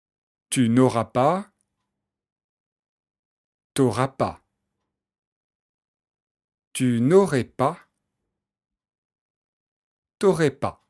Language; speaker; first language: French; native; French